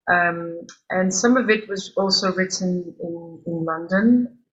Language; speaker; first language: English; early bilingual, other home language; Albanian